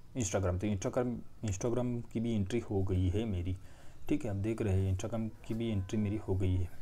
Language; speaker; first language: Hindi; non-native, local second language; Marathi